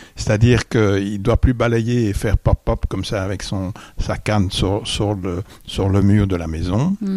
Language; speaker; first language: French; native; French